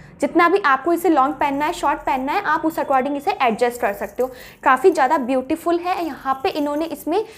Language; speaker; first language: Hindi; native; Hindi